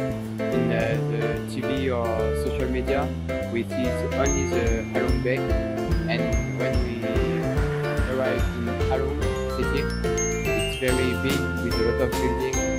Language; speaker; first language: English; non-native, learner; French